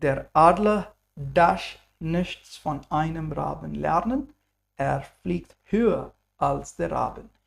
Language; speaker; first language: German; non-native, fluent; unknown